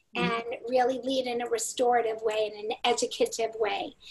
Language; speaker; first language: English; native; English